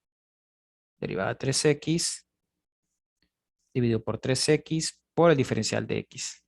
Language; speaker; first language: Spanish; native; Spanish